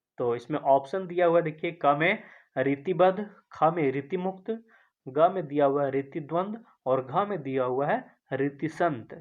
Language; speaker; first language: Hindi; native; Hindi